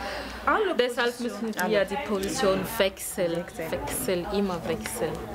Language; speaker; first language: German; non-native, learner; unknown